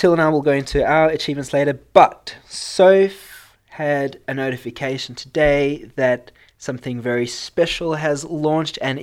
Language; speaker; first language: English; native; English